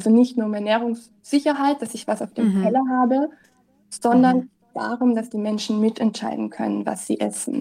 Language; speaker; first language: German; native; German